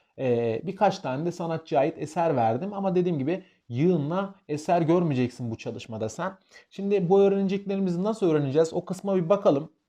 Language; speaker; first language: Turkish; native; Turkish